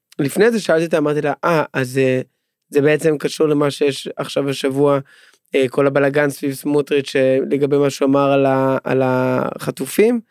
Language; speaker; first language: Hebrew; native; Hebrew